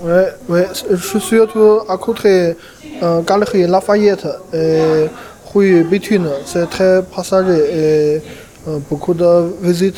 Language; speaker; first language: French; non-native, fluent; Chinese